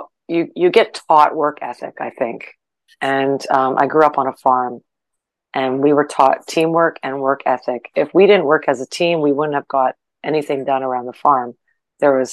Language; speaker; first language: English; native; English